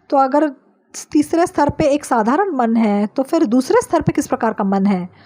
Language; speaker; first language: Hindi; native; Hindi